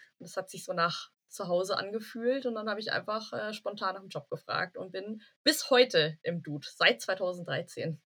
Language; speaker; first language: German; early bilingual, other home language; Vietnamese